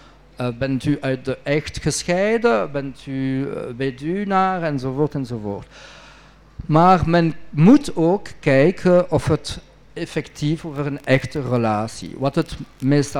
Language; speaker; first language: Dutch; non-native, local second language; French